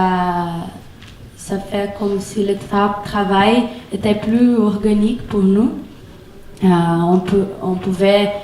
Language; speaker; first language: French; non-native, fluent; Portuguese